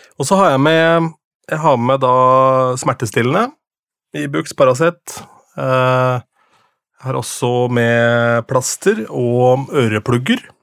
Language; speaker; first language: Norwegian; native; Norwegian